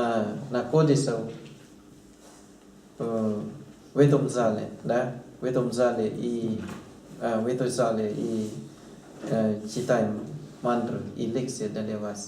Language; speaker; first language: Russian; non-native, learner; Thai